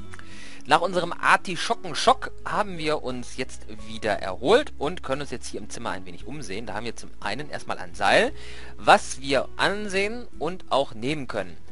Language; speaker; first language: German; native; German